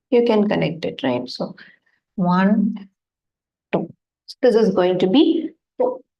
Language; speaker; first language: English; non-native, fluent; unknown